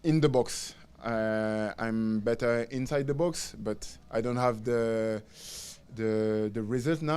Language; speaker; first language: English; non-native, learner; French